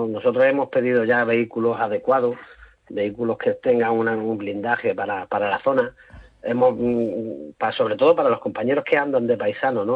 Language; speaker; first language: Spanish; native; Spanish